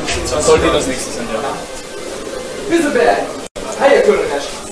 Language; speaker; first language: German; native; German